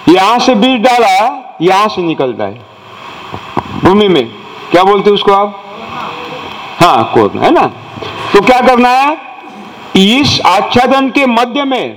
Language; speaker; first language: Hindi; non-native, local second language; Marathi